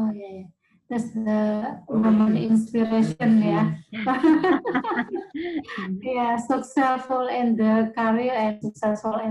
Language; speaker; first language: English; non-native, learner; Indonesian